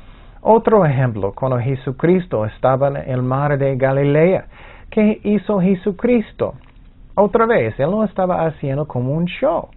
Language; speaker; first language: Spanish; non-native, fluent; English